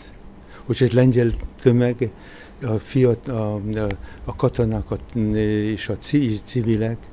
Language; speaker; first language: Hungarian; non-native, fluent; Polish